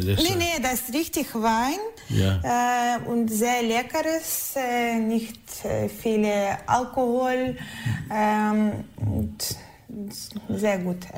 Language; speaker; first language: German; non-native, learner; Ukrainian